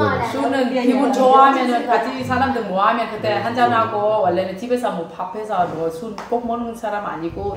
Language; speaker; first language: Korean; non-native, learner; Vietnamese